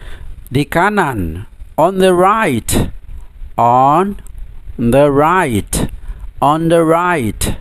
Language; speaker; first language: English; non-native, fluent; Indonesian